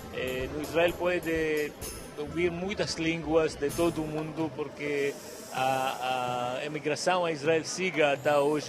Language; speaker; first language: Portuguese; non-native, fluent; Arabic